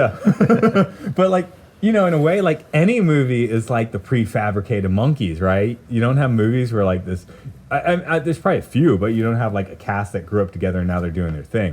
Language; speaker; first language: English; native; English